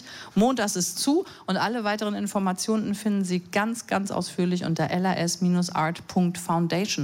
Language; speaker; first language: German; native; German